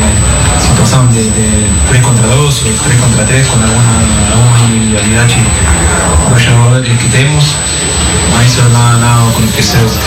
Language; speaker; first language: Portuguese; non-native, fluent; Spanish